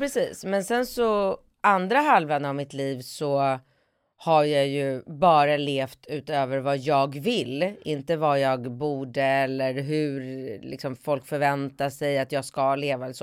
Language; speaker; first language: Swedish; native; Swedish